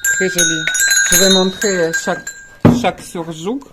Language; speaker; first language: French; non-native, learner; Russian